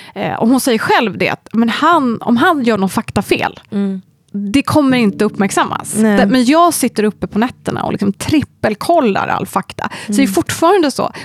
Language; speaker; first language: Swedish; native; Swedish